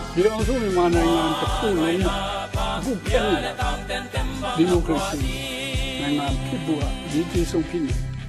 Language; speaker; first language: Burmese; non-native, local second language; Tedim Chin